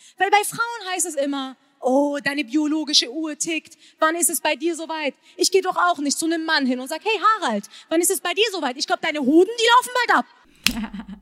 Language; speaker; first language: German; early bilingual, other home language; Persian